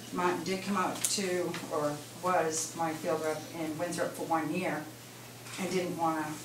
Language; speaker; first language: English; native; English